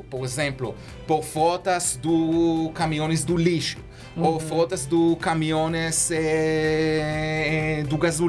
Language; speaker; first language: Portuguese; non-native, learner; Hebrew